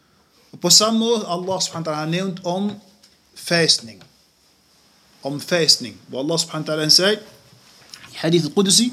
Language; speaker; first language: Danish; non-native, fluent; Arabic